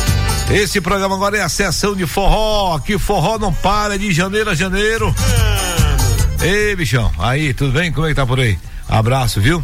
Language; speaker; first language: Portuguese; native; Portuguese